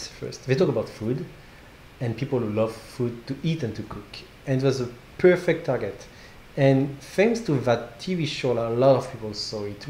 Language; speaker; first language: English; non-native, fluent; French